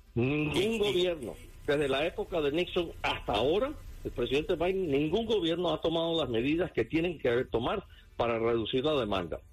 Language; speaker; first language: Spanish; early bilingual, heritage; Spanish